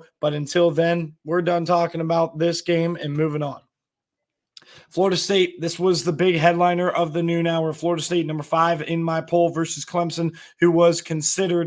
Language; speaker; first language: English; native; English